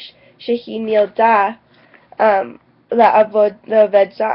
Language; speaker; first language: Hebrew; non-native, learner; English